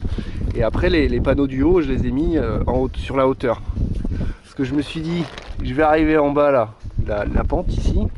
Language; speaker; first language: French; native; French